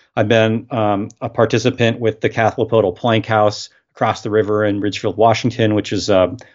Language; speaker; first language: English; native; English